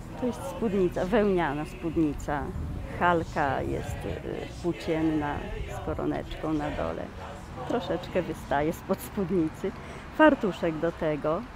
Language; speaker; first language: Polish; native; Polish